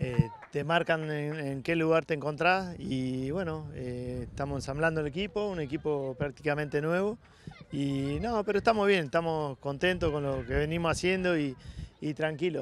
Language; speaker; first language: Spanish; native; Spanish